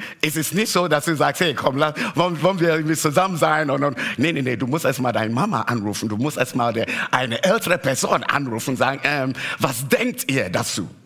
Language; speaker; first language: German; non-native, fluent; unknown